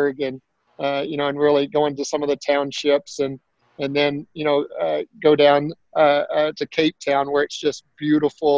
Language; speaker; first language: English; native; English